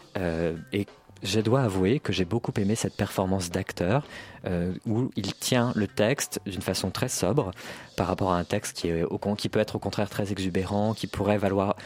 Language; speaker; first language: French; native; French